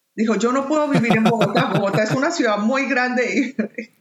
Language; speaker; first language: Spanish; native; Spanish